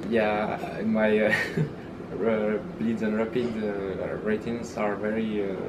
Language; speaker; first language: English; early bilingual, other home language; Malagasy